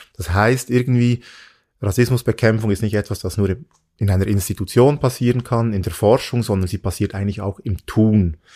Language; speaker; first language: German; early bilingual, other home language; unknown